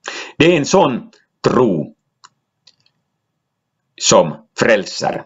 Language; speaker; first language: Swedish; non-native, local second language; Finnish